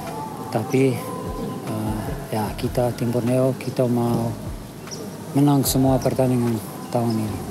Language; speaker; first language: Indonesian; non-native, learner; Dutch